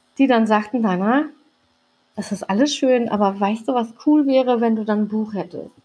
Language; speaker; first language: German; early bilingual, other home language; Turkish